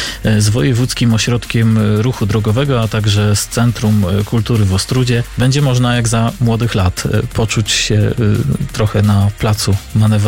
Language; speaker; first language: Polish; native; Polish